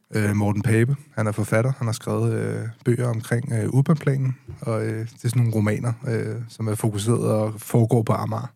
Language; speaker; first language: Danish; native; Danish